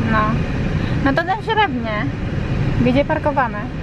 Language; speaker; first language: Polish; non-native, learner; Filipino